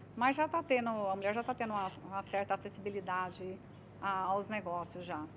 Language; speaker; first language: Portuguese; native; Portuguese